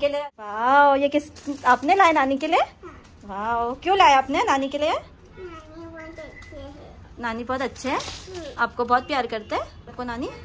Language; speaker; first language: Hindi; native; Hindi